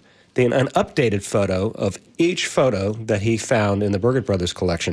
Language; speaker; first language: English; native; English